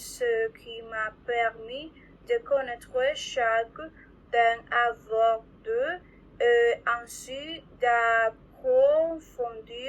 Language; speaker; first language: French; non-native, learner; Spanish